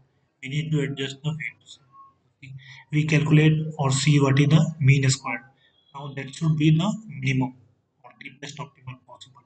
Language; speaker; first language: English; non-native, fluent; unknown